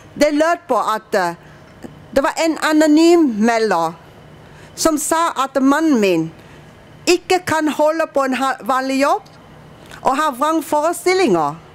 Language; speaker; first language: Norwegian; non-native, fluent; Vietnamese